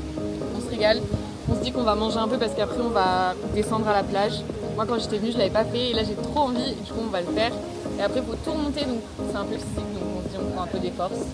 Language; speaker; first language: French; native; French